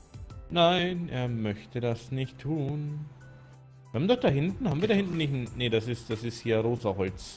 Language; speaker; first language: German; native; German